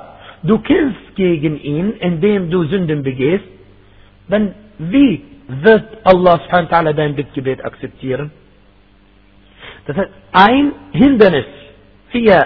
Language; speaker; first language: German; non-native, fluent; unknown